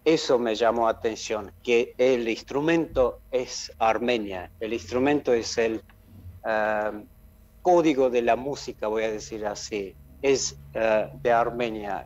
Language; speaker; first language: Spanish; non-native, fluent; Armenian